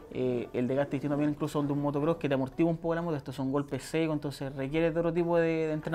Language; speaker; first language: Spanish; native; Spanish